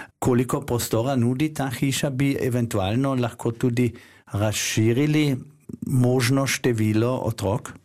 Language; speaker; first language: Slovenian; native; Slovenian